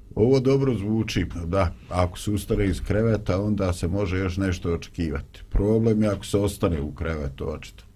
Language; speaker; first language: Bosnian; native; Bosnian